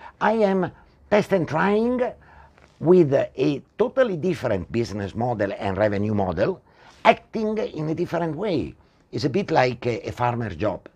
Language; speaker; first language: English; non-native, fluent; Italian